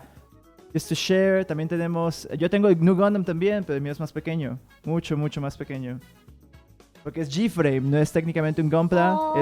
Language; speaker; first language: Spanish; native; Spanish